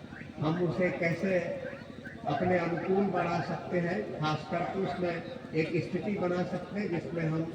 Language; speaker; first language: Hindi; native; Hindi